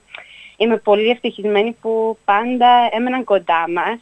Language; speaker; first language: Greek; early bilingual, heritage; Greek